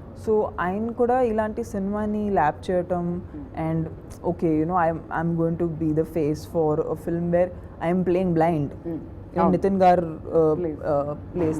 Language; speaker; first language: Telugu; non-native, local second language; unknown